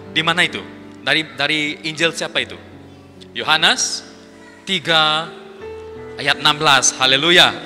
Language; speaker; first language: Malay; non-native, local second language; Iban